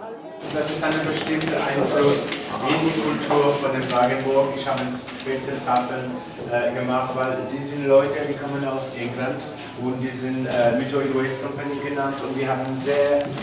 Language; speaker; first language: German; non-native, fluent; French